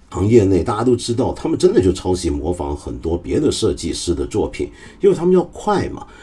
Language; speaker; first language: Chinese; non-native, local second language; Cantonese